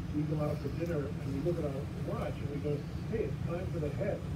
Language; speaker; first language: English; native; English